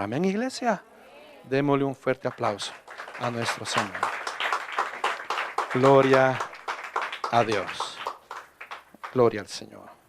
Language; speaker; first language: Spanish; native; Spanish